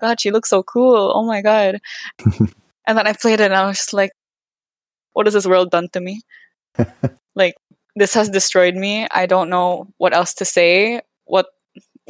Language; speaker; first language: English; non-native, local second language; Cebuano